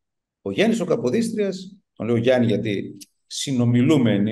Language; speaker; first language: Greek; native; Greek